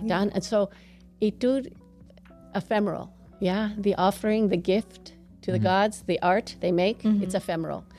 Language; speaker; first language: English; native; English